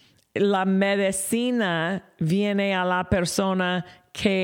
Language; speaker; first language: Spanish; non-native, fluent; English